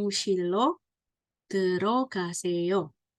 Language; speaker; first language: Korean; non-native, fluent; Indonesian